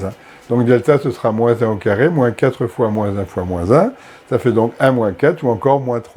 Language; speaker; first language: French; native; French